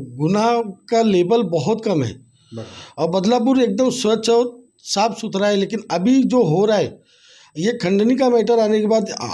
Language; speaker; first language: Hindi; native; Hindi